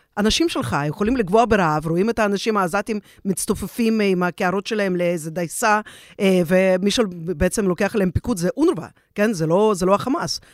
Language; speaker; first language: Hebrew; non-native, fluent; Russian